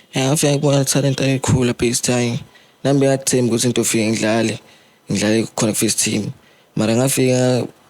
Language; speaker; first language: Zulu; non-native, local second language; Swati